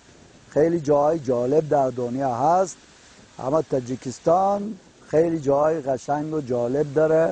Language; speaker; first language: Persian; early bilingual, heritage; Persian